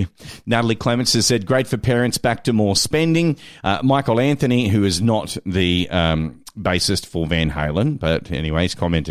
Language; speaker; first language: English; native; English